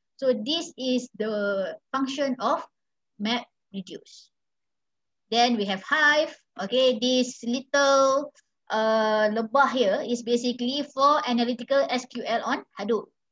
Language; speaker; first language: English; non-native, local second language; Malay